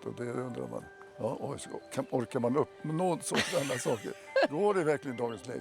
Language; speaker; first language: Swedish; native; Swedish